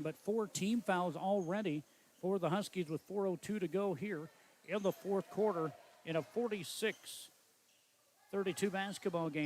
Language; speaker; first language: English; native; English